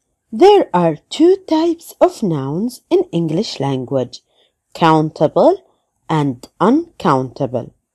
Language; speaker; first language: English; non-native, fluent; Arabic